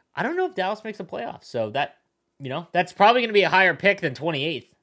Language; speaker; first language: English; native; English